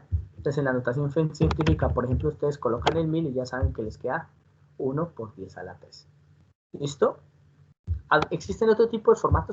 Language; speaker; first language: Spanish; native; Spanish